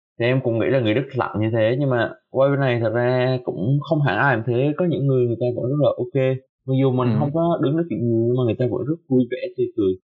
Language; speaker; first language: Vietnamese; native; Vietnamese